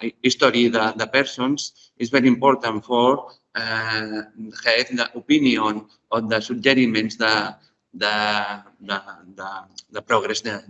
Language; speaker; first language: English; non-native, learner; Spanish